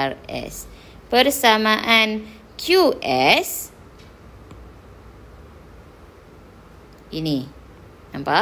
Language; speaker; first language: Malay; native; Malay